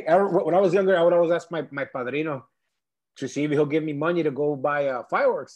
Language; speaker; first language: English; early bilingual, other home language; Spanish